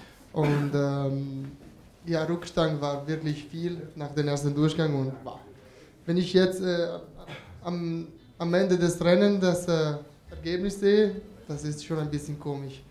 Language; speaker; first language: German; non-native, fluent; Italian